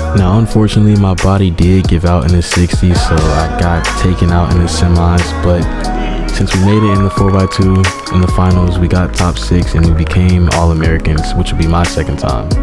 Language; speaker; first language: English; native; English